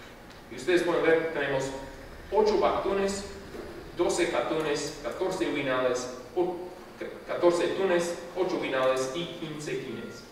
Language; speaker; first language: Spanish; non-native, fluent; English